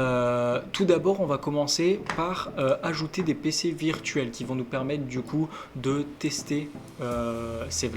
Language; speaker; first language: French; native; French